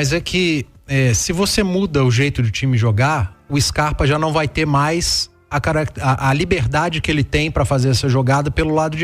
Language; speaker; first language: Portuguese; native; Portuguese